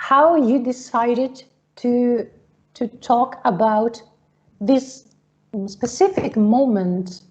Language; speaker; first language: English; non-native, fluent; Italian